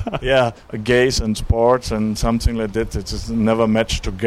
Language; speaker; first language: English; non-native, learner; German